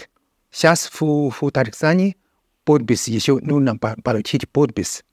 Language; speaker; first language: Russian; non-native, learner; Chinese